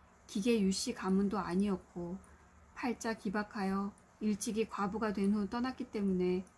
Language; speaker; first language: Korean; native; Korean